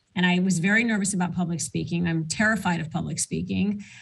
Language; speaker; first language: English; early bilingual, other home language; Arabic